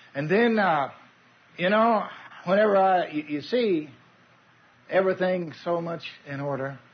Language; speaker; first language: English; native; English